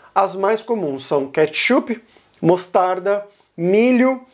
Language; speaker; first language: Portuguese; native; Portuguese